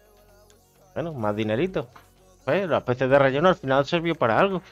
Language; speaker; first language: Spanish; native; Spanish